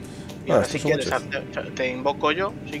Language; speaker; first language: Spanish; native; Spanish